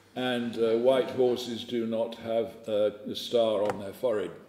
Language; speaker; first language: English; native; English